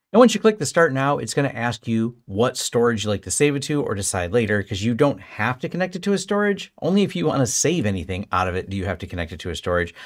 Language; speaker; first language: English; native; English